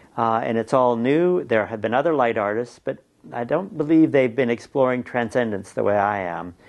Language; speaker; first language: English; native; English